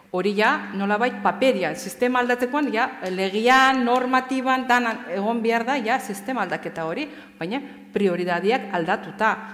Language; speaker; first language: Basque; non-native, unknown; Azerbaijani